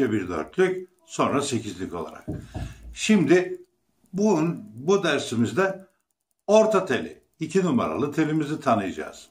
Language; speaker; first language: Turkish; native; Turkish